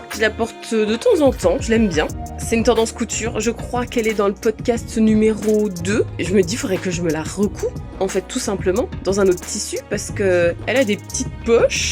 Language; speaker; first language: French; native; French